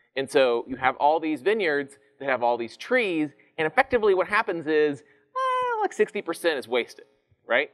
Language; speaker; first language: English; native; English